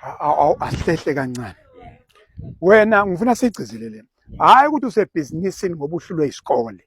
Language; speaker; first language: Zulu; native; Zulu